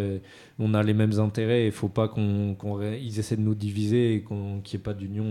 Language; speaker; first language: French; native; French